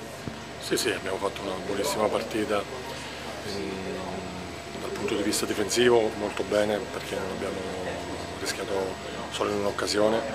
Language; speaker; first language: Italian; native; Italian